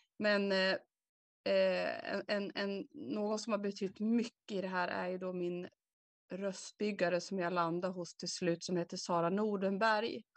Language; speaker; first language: Swedish; native; Swedish